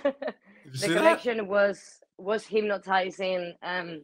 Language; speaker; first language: English; non-native, fluent; Spanish